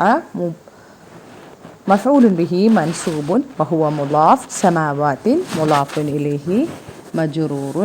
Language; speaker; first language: Arabic; non-native, fluent; Malayalam